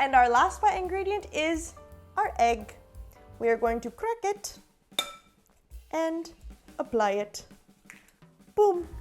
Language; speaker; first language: English; native; English